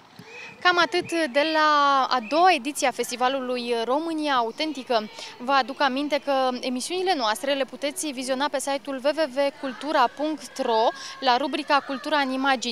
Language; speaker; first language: Romanian; native; Romanian